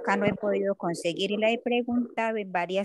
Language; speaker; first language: Spanish; native; Spanish